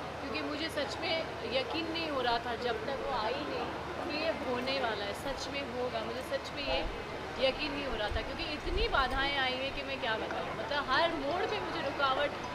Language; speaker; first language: Hindi; non-native, local second language; Bangla